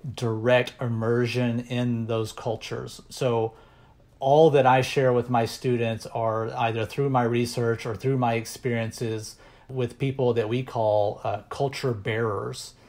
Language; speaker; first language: English; native; English